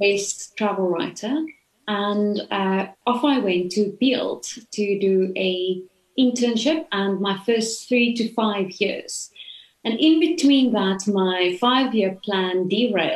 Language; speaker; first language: English; non-native, local second language; Afrikaans